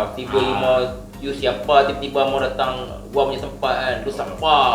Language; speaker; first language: Malay; native; Malay